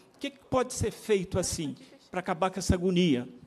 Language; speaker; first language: Portuguese; native; Portuguese